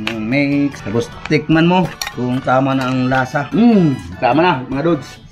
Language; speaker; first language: Filipino; non-native, local second language; Cebuano